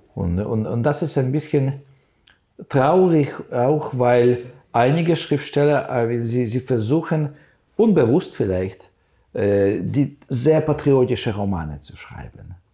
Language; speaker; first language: German; non-native, fluent; Ukrainian